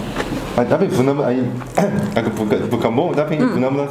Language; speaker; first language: Indonesian; non-native, learner; Korean